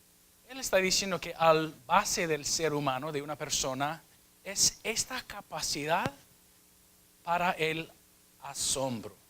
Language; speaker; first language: Spanish; non-native, fluent; English